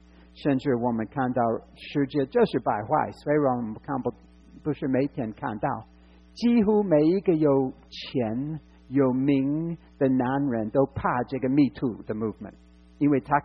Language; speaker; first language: Chinese; non-native, fluent; English